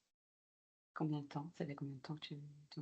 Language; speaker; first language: French; native; French